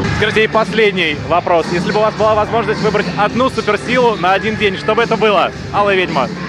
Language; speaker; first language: Russian; native; Russian